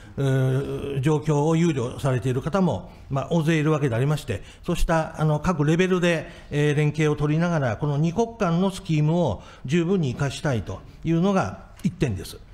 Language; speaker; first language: Japanese; native; Japanese